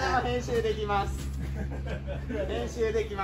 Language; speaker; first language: Japanese; native; Japanese